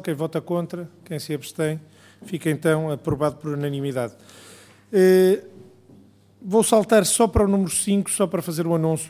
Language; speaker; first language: Portuguese; native; Portuguese